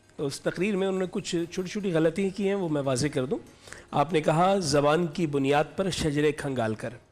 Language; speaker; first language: Urdu; native; Urdu